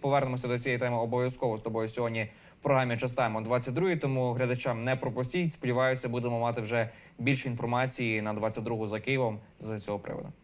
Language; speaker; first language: Ukrainian; native; Ukrainian